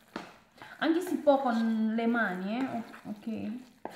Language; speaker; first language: Italian; non-native, learner; Indonesian